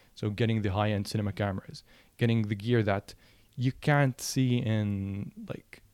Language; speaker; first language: English; non-native, fluent; Arabic